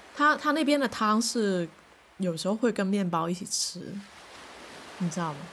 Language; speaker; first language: Chinese; non-native, local second language; Cantonese